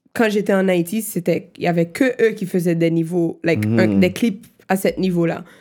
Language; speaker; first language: French; non-native, local second language; Haitian Creole